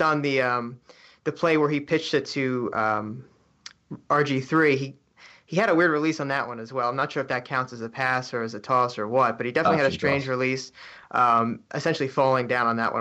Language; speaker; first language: English; native; English